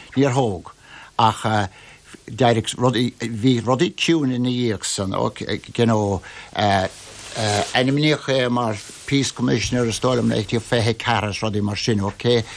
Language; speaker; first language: Irish; native; Irish